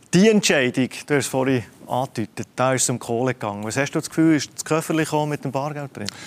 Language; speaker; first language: German; native; German